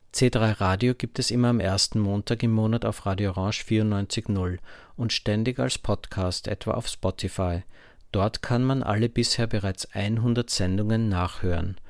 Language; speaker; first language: German; native; German